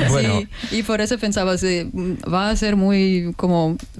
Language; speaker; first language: Spanish; non-native, learner; Russian